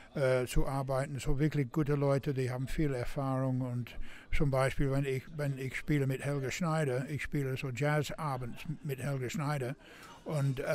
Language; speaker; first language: German; non-native, fluent; English